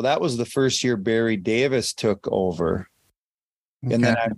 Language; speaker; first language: English; native; English